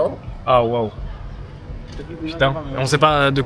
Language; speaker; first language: French; native; French